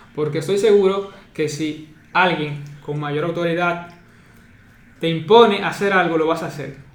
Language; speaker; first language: Spanish; native; Spanish